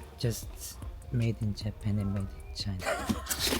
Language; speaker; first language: English; non-native, learner; Korean